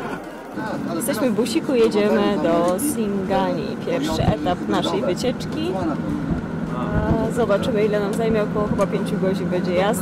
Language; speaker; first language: Polish; native; Polish